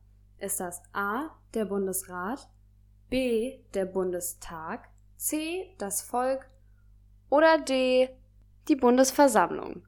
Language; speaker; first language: German; native; German